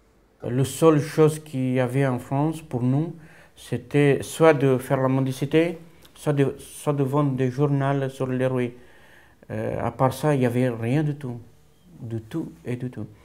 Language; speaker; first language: French; non-native, fluent; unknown